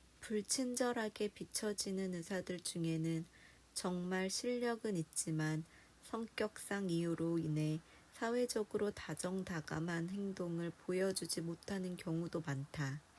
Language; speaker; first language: Korean; native; Korean